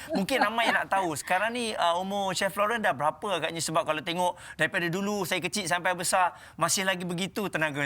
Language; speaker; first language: Malay; native; Malay